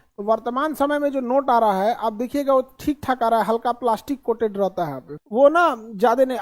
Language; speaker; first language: Hindi; native; Hindi